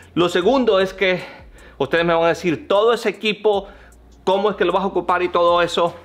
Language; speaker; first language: Spanish; native; Spanish